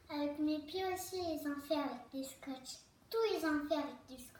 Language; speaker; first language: French; early bilingual, other home language; Turkish